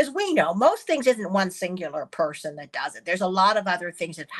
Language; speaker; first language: English; early bilingual, other home language; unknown